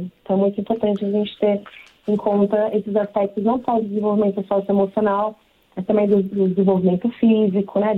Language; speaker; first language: Portuguese; native; Portuguese